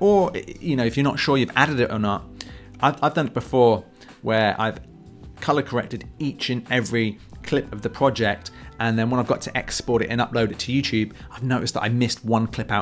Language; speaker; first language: English; native; English